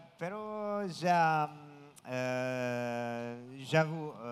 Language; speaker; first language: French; non-native, learner; Italian